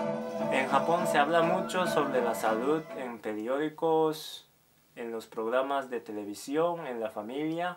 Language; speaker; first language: Spanish; non-native, fluent; Japanese